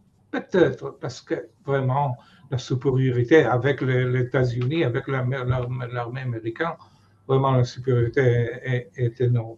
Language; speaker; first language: French; non-native, fluent; Hebrew